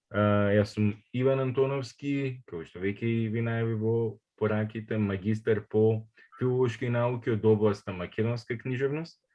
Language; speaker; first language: Macedonian; native; Macedonian